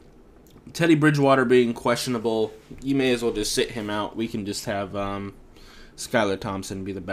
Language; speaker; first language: English; native; English